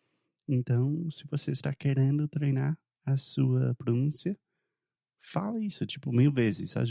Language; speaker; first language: Portuguese; non-native, fluent; English